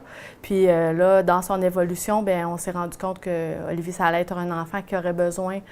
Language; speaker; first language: French; native; French